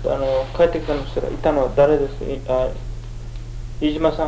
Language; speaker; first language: Japanese; early bilingual, heritage; Japanese